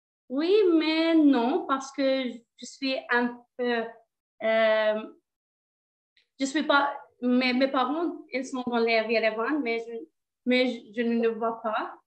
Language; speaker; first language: French; non-native, learner; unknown